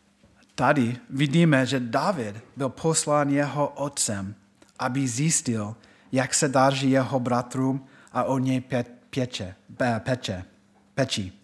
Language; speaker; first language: Czech; non-native, fluent; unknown